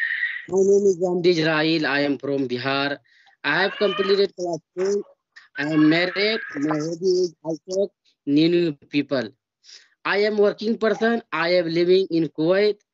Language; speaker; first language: English; non-native, learner; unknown